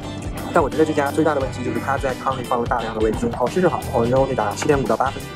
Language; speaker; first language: Chinese; native; Chinese